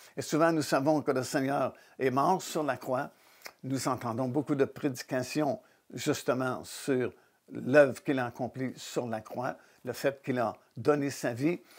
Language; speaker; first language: French; native; French